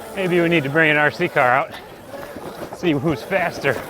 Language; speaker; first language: English; native; English